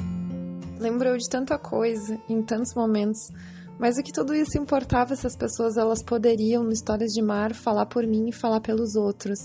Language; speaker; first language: Portuguese; native; Portuguese